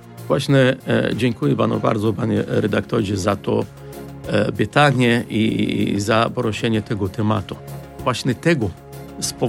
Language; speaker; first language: Polish; non-native, fluent; Arabic